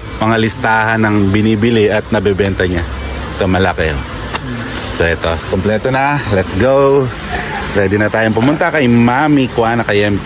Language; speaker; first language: Filipino; non-native, local second language; Pampanga